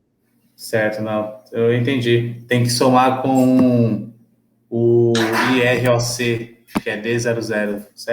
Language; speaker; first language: Portuguese; native; Portuguese